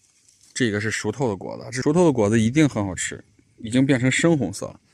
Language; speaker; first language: Chinese; native; Chinese